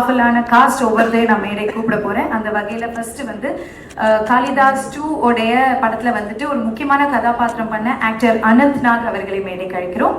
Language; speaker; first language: Tamil; native; Tamil